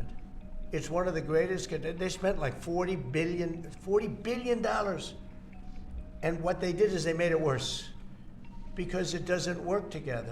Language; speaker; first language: English; native; English